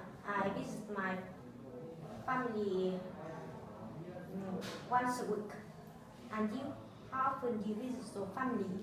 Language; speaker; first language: English; non-native, learner; Vietnamese